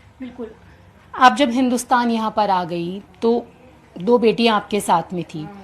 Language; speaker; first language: Hindi; native; Hindi